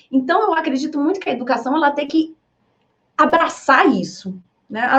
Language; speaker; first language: Portuguese; early bilingual, other home language; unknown